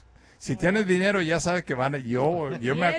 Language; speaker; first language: Spanish; early bilingual, other home language; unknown